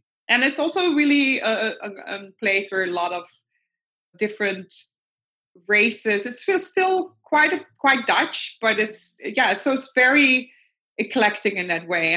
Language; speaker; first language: English; non-native, fluent; Dutch